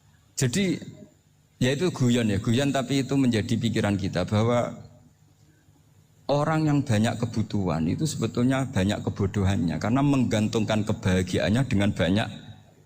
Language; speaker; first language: Indonesian; non-native, local second language; Javanese